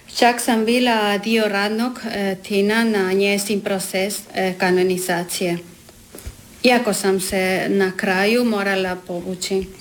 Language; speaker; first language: Croatian; non-native, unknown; Spanish